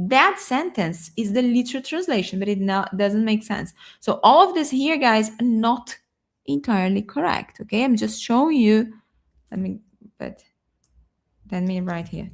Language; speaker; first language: English; non-native, fluent; Portuguese